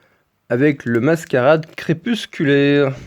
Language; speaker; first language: French; native; French